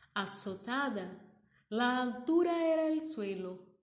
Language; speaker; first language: Spanish; non-native, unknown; Portuguese